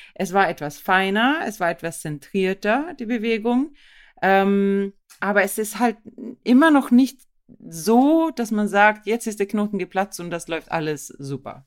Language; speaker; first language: German; non-native, fluent; Swedish